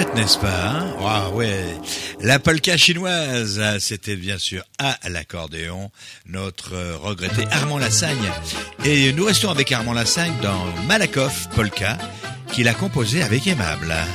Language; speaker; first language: French; native; French